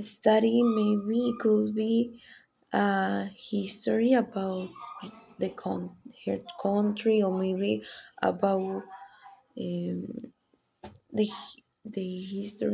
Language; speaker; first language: English; non-native, learner; Spanish